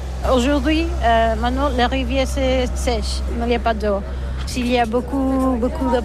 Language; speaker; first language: French; non-native, learner; Catalan